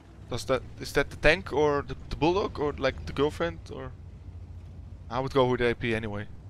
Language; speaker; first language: English; non-native, fluent; Dutch